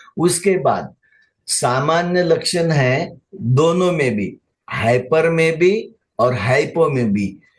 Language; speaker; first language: Hindi; non-native, local second language; Marathi